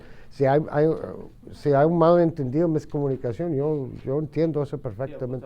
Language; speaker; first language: Spanish; non-native, fluent; English